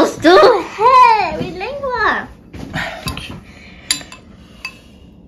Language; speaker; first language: Spanish; early bilingual, heritage; Spanish